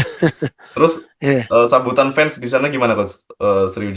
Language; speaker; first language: Indonesian; native; Indonesian